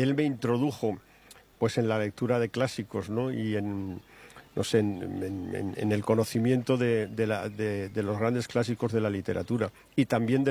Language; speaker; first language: Spanish; native; Spanish